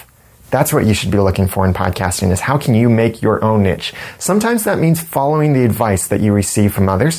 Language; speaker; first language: English; native; English